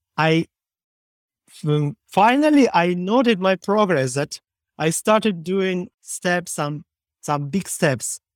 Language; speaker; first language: English; non-native, learner; Ukrainian